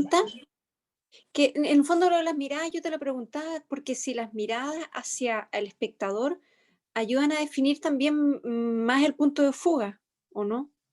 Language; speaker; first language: Spanish; native; Spanish